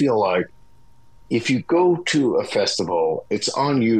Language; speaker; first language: English; native; English